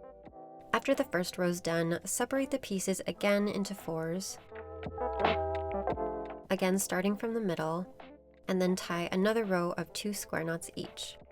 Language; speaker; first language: English; native; English